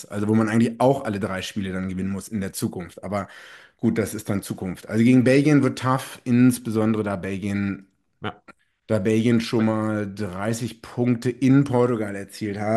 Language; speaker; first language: German; native; German